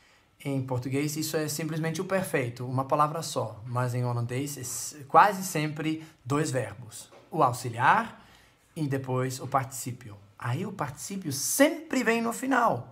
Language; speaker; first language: Portuguese; non-native, fluent; Dutch